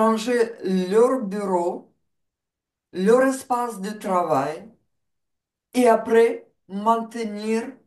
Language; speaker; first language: French; non-native, fluent; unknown